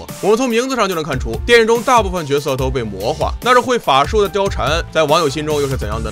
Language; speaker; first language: Chinese; native; Chinese